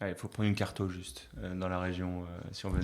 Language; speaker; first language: French; native; French